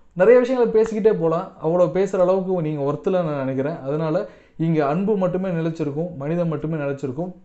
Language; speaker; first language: Tamil; non-native, local second language; Telugu